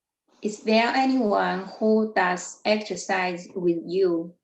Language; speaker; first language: English; non-native, learner; Chinese